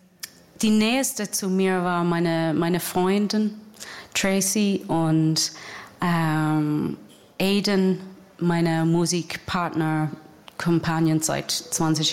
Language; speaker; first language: German; non-native, fluent; English